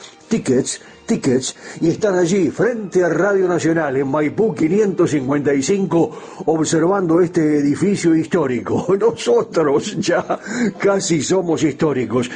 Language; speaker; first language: Spanish; native; Spanish